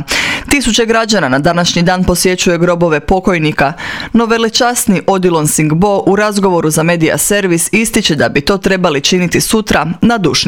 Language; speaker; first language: Croatian; native; Croatian